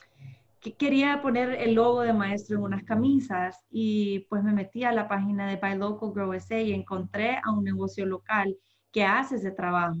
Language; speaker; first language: Spanish; early bilingual, heritage; Spanish